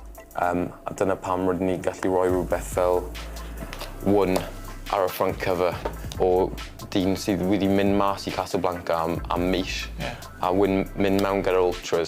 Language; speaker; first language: Welsh; non-native, learner; English